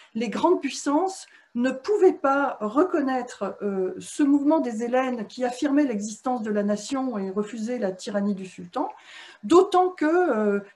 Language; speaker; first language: French; native; French